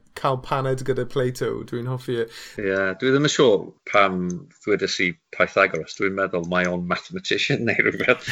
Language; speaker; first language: Welsh; non-native, local second language; English